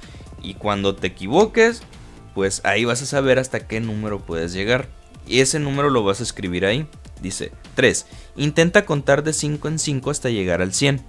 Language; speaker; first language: Spanish; native; Spanish